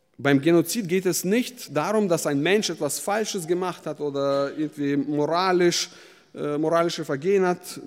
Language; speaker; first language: German; early bilingual, other home language; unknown